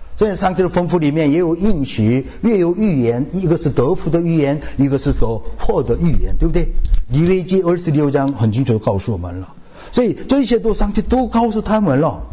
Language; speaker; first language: Chinese; non-native, fluent; Korean